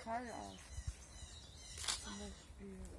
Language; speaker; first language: German; non-native, learner; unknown